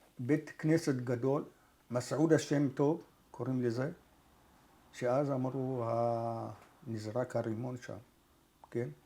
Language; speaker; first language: Hebrew; early bilingual, other home language; Arabic